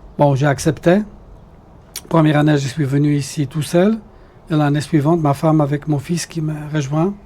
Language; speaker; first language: French; non-native, fluent; Polish